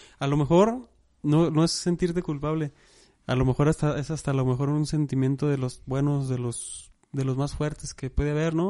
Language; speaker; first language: Spanish; native; Spanish